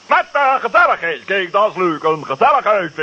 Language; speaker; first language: Dutch; native; Dutch